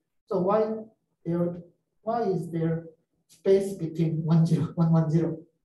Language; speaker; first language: English; non-native, fluent; Korean